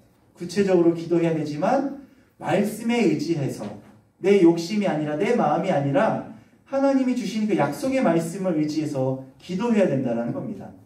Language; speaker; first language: Korean; native; Korean